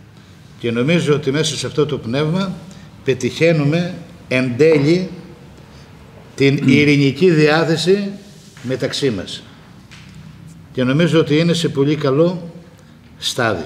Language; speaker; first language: Greek; native; Greek